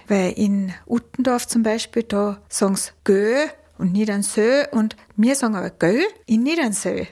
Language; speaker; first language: German; native; German